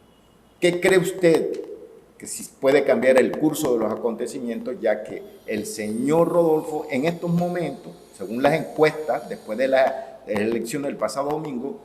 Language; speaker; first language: Spanish; native; Spanish